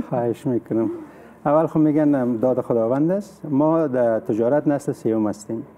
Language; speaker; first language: Persian; native; Persian